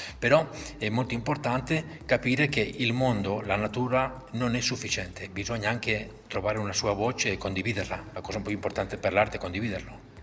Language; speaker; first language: Italian; non-native, fluent; Spanish